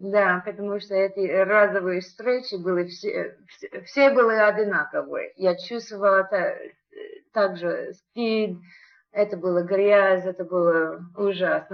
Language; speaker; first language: Russian; non-native, learner; English